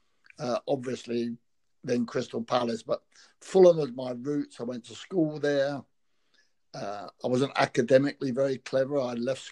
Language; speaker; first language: English; native; English